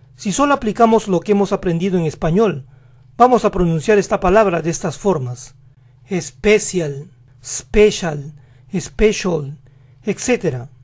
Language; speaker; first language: Spanish; native; Spanish